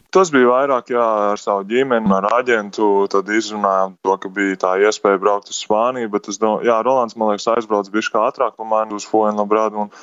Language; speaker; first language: Latvian; native; Latvian